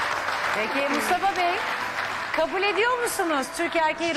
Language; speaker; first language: Turkish; native; Turkish